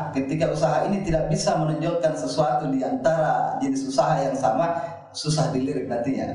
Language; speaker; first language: Indonesian; native; Indonesian